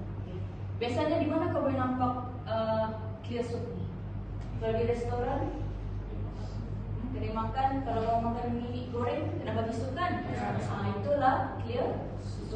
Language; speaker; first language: Malay; native; Malay